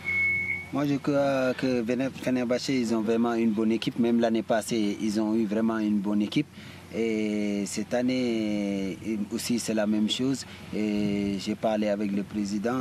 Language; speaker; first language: French; early bilingual, heritage; Italian